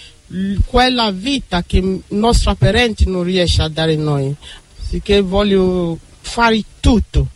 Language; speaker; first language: Italian; non-native, learner; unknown